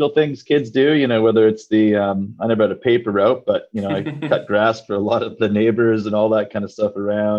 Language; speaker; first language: English; native; English